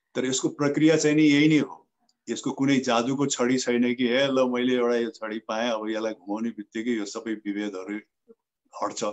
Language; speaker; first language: Nepali; native; Nepali